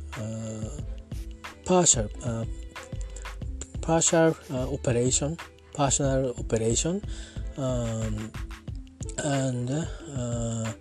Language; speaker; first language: English; non-native, learner; Japanese